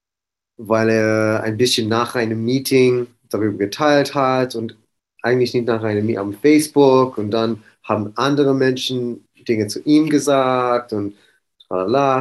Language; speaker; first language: German; non-native, fluent; English